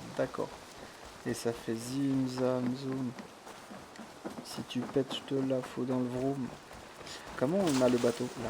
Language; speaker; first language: French; native; French